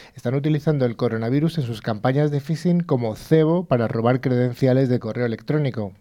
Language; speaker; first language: Spanish; native; Spanish